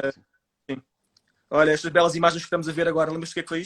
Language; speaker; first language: Portuguese; native; Portuguese